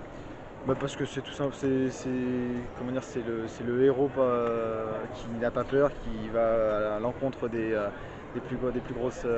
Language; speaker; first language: French; native; French